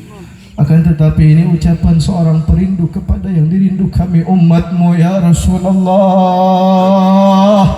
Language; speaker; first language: Indonesian; non-native, local second language; Banjar